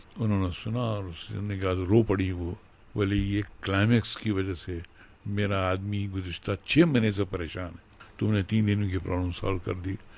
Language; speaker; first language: Hindi; native; Hindi